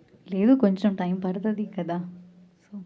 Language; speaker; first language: Telugu; non-native, learner; Malayalam